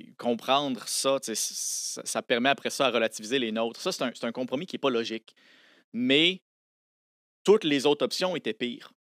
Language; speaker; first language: French; native; French